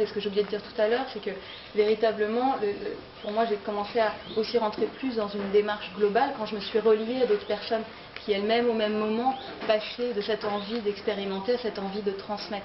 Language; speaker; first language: French; native; French